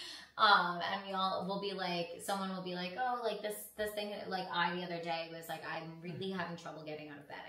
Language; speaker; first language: English; native; English